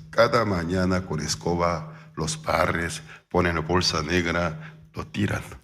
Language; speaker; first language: Spanish; non-native, fluent; Korean